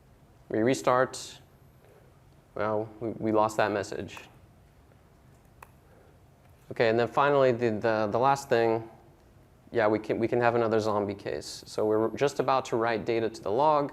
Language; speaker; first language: English; native; English